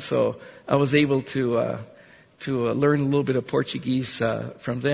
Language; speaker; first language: English; early bilingual, other home language; Spanish